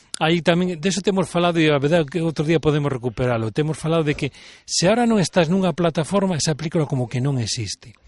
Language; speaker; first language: Galician; native; Galician